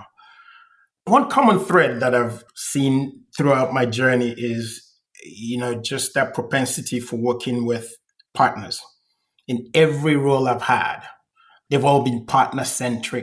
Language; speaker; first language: English; non-native, local second language; Igbo